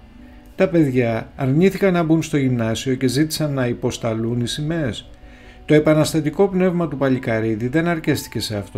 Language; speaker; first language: Greek; native; Greek